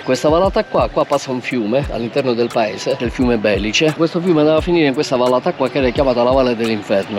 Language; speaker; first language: Italian; non-native, local second language; Albanian